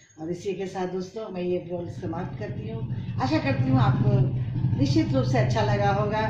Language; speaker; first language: Hindi; non-native, local second language; Bangla